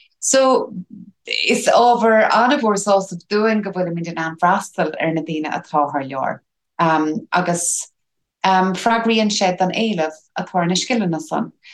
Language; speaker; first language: Irish; native; Irish